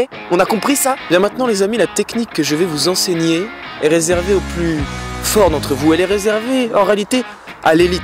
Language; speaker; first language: French; native; French